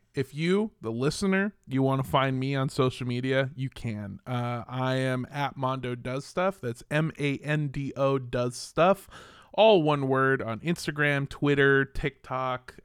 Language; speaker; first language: English; native; English